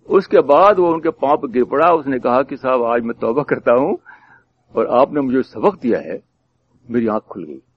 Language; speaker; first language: Urdu; native; Urdu